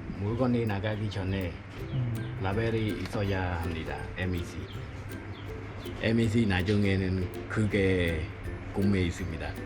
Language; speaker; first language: Korean; non-native, learner; Khmer